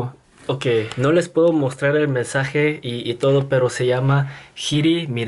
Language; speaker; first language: Spanish; non-native, fluent; Korean